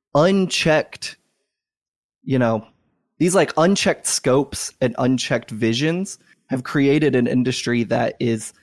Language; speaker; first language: English; native; English